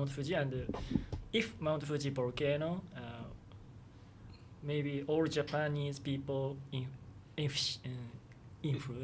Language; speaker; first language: English; non-native, learner; Japanese